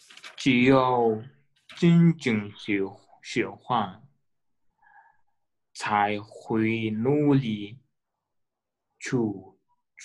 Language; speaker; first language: Chinese; non-native, learner; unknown